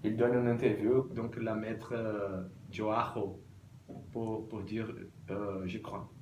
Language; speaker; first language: French; non-native, learner; Portuguese